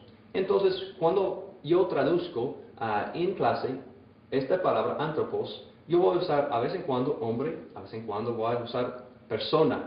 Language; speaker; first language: Spanish; non-native, fluent; English